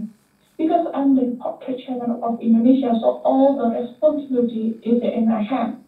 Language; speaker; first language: English; non-native, learner; Indonesian